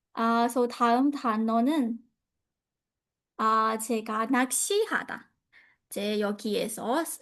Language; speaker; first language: Korean; non-native, learner; Burmese